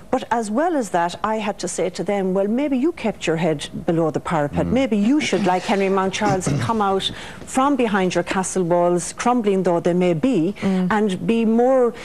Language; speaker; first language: English; native; English